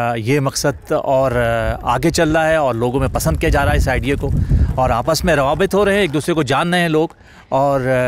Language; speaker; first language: Urdu; native; Urdu